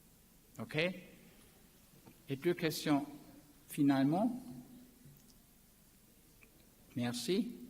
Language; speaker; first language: French; non-native, learner; German